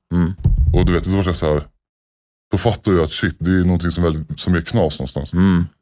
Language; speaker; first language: Swedish; native; Swedish